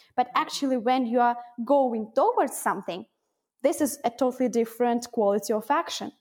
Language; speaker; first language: English; non-native, fluent; Russian